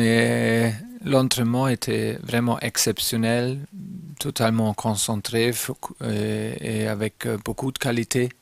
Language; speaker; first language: French; non-native, fluent; German